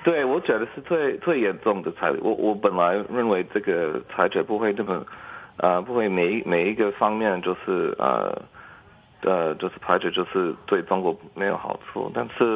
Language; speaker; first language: Chinese; early bilingual, heritage; English